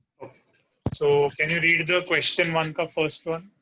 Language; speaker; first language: English; non-native, local second language; Hindi